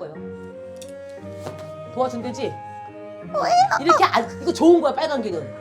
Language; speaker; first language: Korean; native; Korean